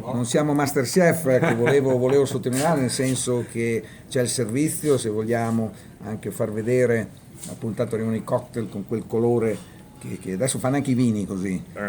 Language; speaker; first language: Italian; native; Italian